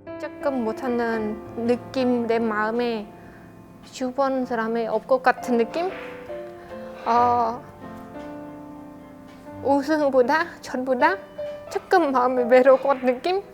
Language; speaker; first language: Korean; non-native, learner; Khmer